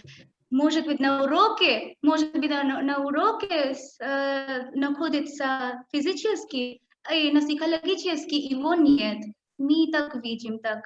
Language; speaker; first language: Russian; non-native, learner; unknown